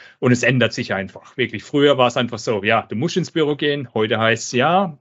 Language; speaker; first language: German; native; German